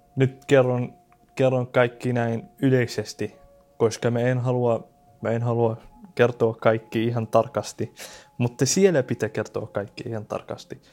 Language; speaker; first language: Finnish; non-native, fluent; Arabic